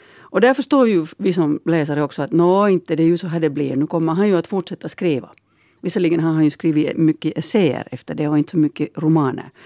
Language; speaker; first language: Swedish; native; Swedish